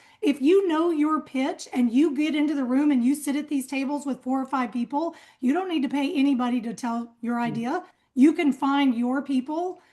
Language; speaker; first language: English; native; English